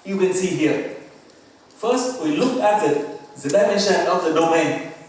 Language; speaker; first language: English; non-native, fluent; Vietnamese